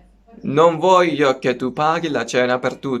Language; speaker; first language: Italian; non-native, fluent; Persian